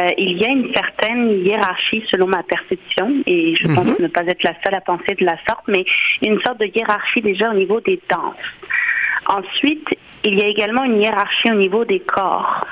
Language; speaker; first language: French; native; French